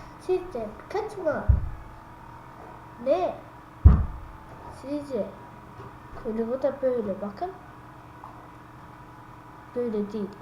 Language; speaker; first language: Turkish; non-native, learner; Azerbaijani